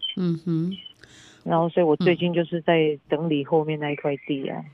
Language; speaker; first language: Chinese; native; Chinese